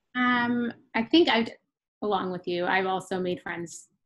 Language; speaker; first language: English; native; English